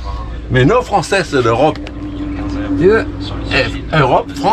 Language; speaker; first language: Spanish; non-native, learner; French